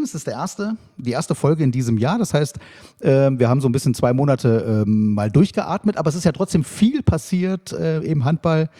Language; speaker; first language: German; native; German